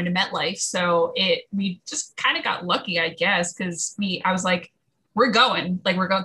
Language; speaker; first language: English; native; English